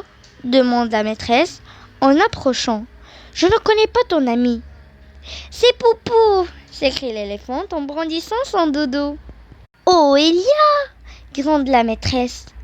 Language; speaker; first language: French; non-native, local second language; Arabic